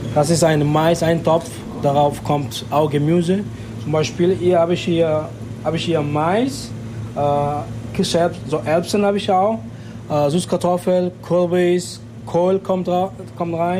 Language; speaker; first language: German; non-native, fluent; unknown